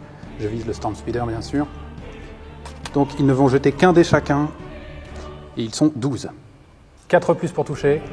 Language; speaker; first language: French; native; French